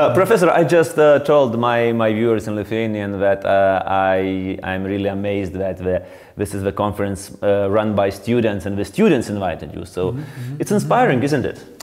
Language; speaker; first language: English; non-native, fluent; Lithuanian